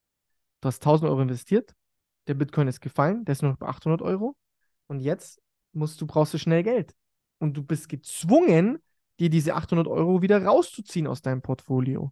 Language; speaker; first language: German; native; German